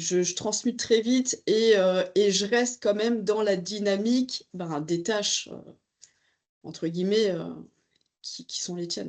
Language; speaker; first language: French; native; French